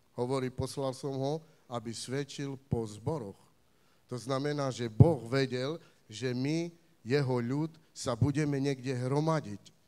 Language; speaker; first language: Slovak; non-native, local second language; Romany